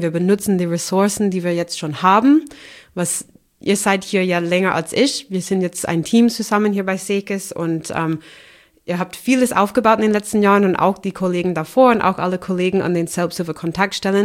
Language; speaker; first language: German; non-native, fluent; English